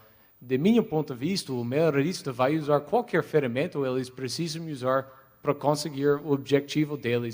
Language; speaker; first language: Portuguese; non-native, fluent; English